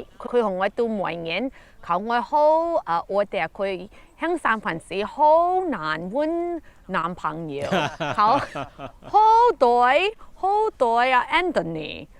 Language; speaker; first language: Cantonese; early bilingual, heritage; Cantonese